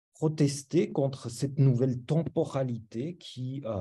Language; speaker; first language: French; non-native, fluent; Romanian